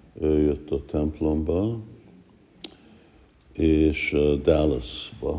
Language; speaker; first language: Hungarian; early bilingual, heritage; Hungarian